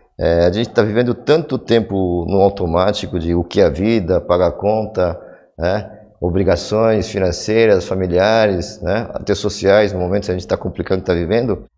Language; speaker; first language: Portuguese; early bilingual, other home language; Korean